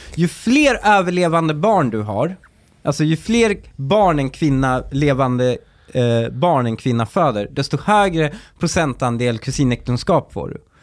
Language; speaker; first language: Swedish; early bilingual, other home language; Persian